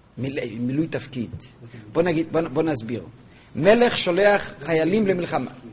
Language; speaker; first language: Hebrew; non-native, local second language; Yiddish